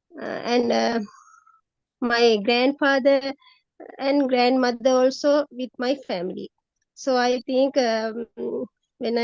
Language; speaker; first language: English; non-native, learner; Sinhala